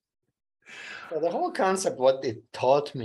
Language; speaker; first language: English; non-native, fluent; Ukrainian